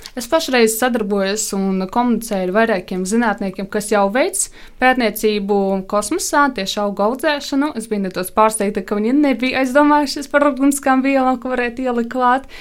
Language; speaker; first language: Latvian; non-native, local second language; Russian